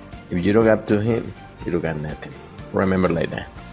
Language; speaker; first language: English; non-native, learner; Spanish